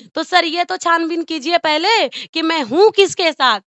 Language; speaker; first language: Hindi; native; Hindi